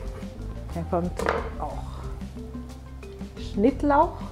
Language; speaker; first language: German; non-native, fluent; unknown